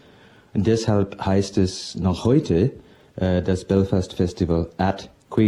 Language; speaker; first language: German; non-native, fluent; English